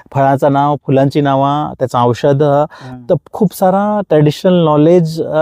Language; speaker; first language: Marathi; non-native, local second language; Kukna